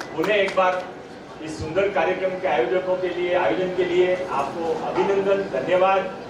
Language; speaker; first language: Hindi; native; Hindi